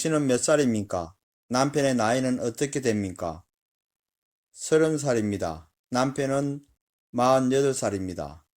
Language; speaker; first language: Korean; non-native, learner; Filipino